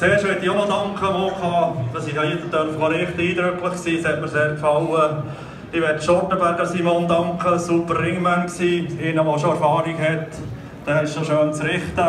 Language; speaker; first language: German; native; German